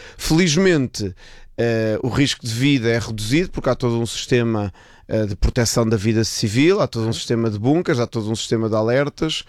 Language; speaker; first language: Portuguese; early bilingual, other home language; Spanish